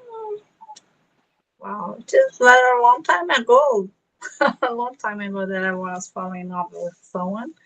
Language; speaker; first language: English; non-native, learner; Portuguese